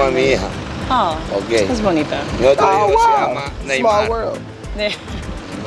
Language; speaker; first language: Spanish; non-native, learner; English